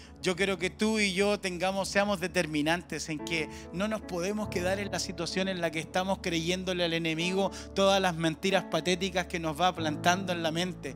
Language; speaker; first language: Spanish; native; Spanish